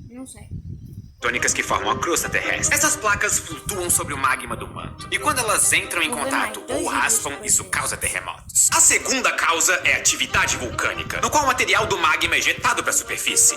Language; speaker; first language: Portuguese; native; Portuguese